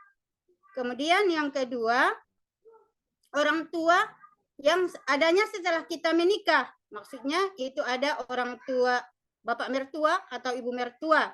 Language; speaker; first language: Indonesian; native; Indonesian